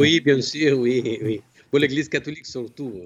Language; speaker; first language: French; non-native, learner; Arabic